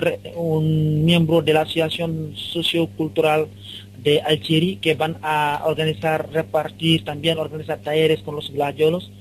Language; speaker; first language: Spanish; non-native, learner; Wolof